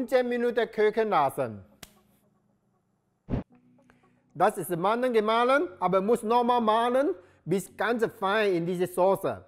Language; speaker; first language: German; non-native, learner; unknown